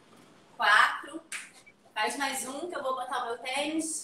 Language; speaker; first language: Portuguese; native; Portuguese